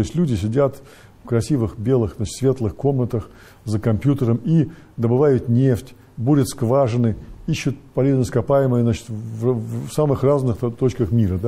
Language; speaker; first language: Russian; native; Russian